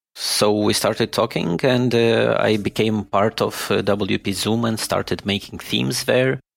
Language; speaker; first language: English; non-native, fluent; Romanian